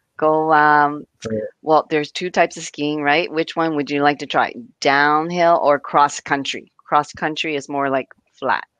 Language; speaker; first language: English; native; English